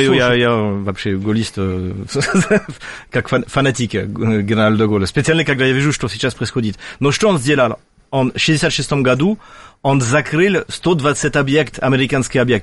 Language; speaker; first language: Russian; non-native, fluent; French